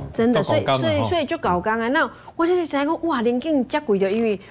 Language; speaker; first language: Chinese; native; Chinese